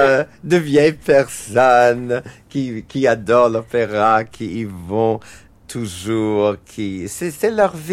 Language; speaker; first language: French; non-native, fluent; English